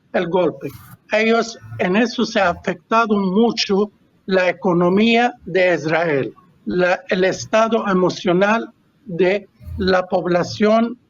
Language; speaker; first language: Spanish; non-native, fluent; Arabic